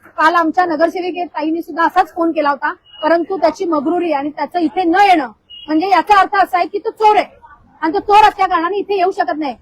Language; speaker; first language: Marathi; native; Marathi